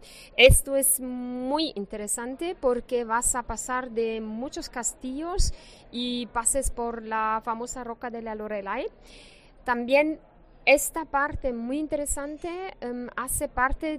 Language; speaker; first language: Spanish; non-native, fluent; German